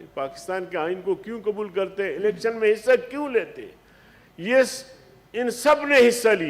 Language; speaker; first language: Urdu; non-native, local second language; Brahui